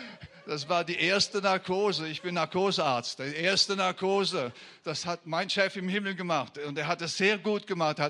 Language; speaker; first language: German; non-native, fluent; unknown